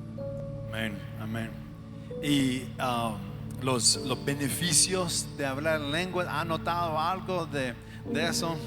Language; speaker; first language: Spanish; non-native, fluent; English